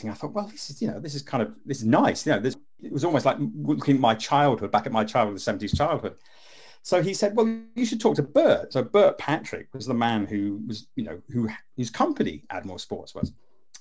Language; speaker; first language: English; native; English